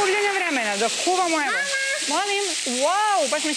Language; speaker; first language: Serbian; native; Serbian